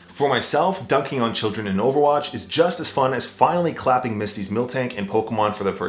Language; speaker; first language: English; native; English